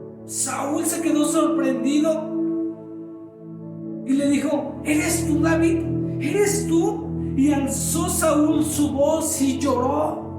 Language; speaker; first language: Spanish; native; Spanish